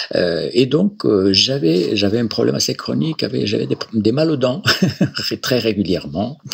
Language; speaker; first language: French; non-native, fluent; Spanish